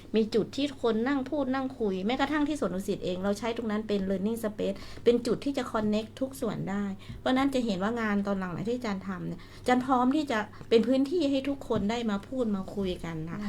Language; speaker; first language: Thai; native; Thai